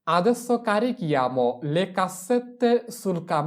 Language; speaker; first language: Italian; non-native, fluent; Bangla